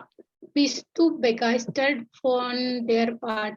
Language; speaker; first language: German; non-native, learner; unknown